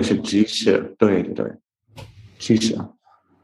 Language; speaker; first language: Chinese; non-native, learner; English